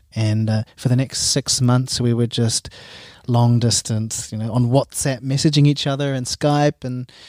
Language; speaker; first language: English; native; English